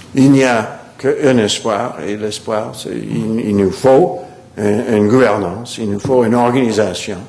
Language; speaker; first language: French; non-native, fluent; English